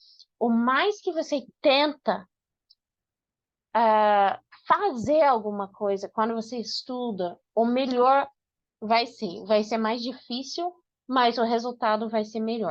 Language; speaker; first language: Portuguese; non-native, fluent; English